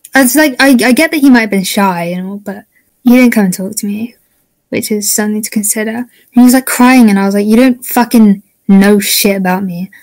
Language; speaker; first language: English; native; English